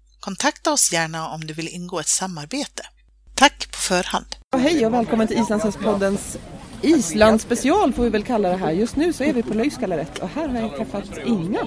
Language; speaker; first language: Swedish; native; Swedish